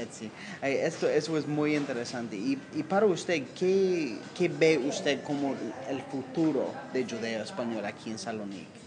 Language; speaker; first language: Spanish; non-native, learner; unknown